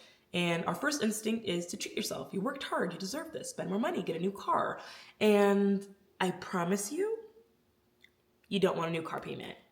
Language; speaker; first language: English; native; English